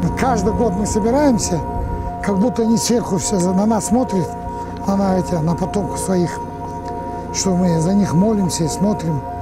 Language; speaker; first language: Russian; non-native, local second language; Buriat